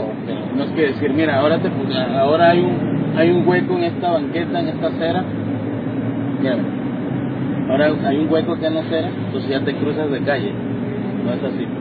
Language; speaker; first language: Spanish; native; Spanish